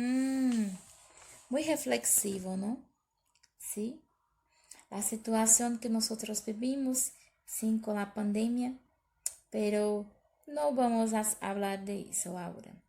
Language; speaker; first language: Spanish; non-native, learner; Portuguese